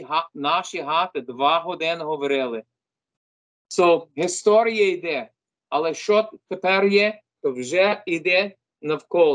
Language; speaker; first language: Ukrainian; early bilingual, heritage; Ukrainian